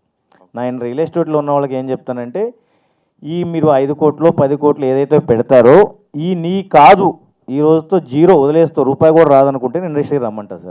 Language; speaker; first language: Telugu; native; Telugu